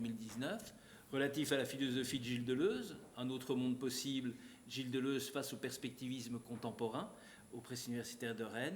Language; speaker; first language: French; native; French